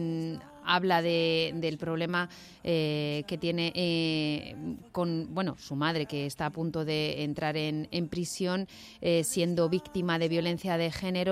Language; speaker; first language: Spanish; native; Spanish